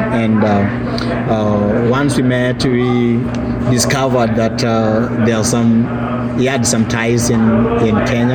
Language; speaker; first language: English; non-native, local second language; Luo (Kenya and Tanzania)